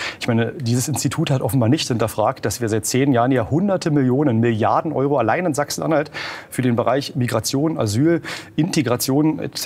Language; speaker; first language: German; native; German